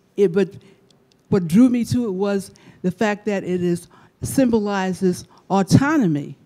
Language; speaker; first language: English; native; English